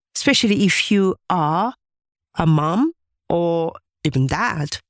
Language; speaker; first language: English; non-native, fluent; Japanese